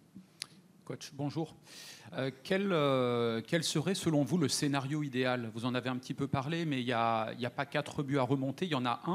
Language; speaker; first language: French; native; French